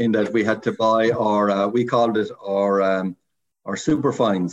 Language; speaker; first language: English; native; English